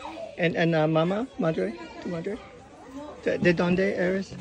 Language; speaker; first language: Spanish; non-native, learner; English